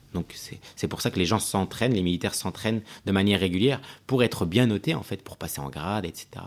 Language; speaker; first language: French; early bilingual, other home language; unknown